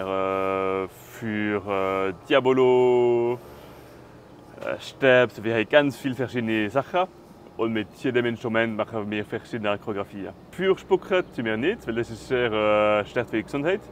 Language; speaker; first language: German; non-native, local second language; French